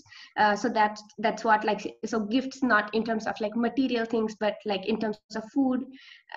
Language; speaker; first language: English; non-native, local second language; Marathi